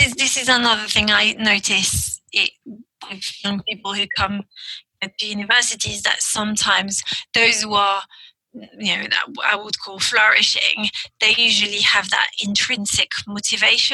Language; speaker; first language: English; non-native, fluent; French